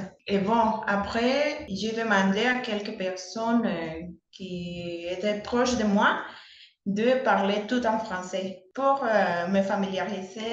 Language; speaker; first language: French; non-native, learner; Spanish